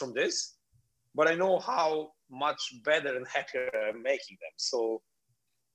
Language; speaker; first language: English; non-native, fluent; Polish